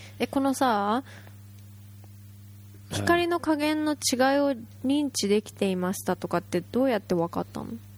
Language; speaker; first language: Japanese; native; Japanese